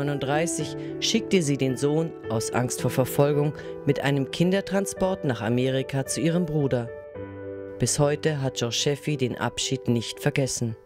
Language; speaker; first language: German; native; German